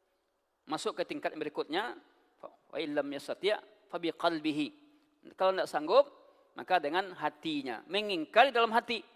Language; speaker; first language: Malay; non-native, local second language; Minangkabau